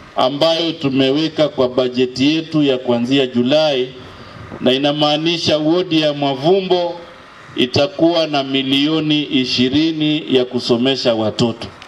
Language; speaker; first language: Swahili; non-native, local second language; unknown